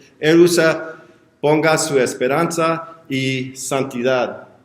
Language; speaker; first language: Spanish; non-native, learner; English